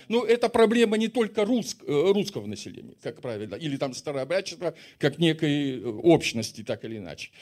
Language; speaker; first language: Russian; native; Russian